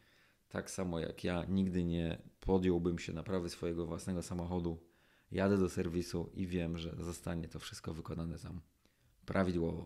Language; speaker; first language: Polish; native; Polish